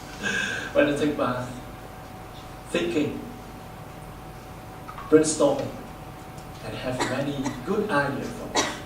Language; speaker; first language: English; non-native, fluent; Vietnamese